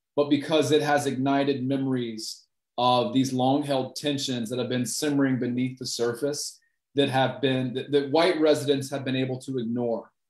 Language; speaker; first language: English; native; English